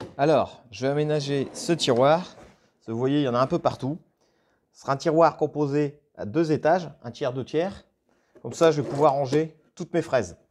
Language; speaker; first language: French; native; French